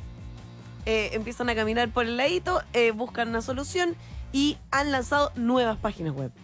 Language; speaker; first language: Spanish; native; Spanish